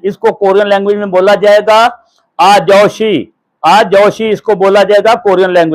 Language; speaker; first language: Hindi; non-native, local second language; Punjabi